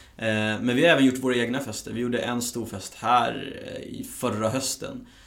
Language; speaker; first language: Swedish; early bilingual, other home language; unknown